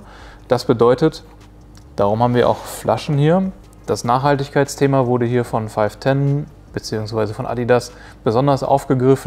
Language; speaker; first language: German; native; German